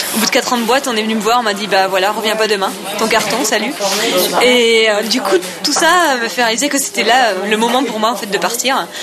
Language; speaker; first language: French; native; French